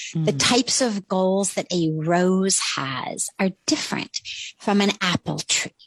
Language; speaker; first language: English; native; English